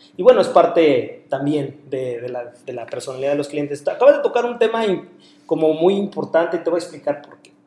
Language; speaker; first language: Spanish; native; Spanish